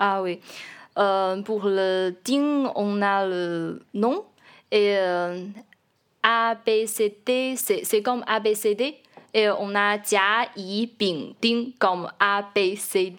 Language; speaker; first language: French; non-native, learner; Chinese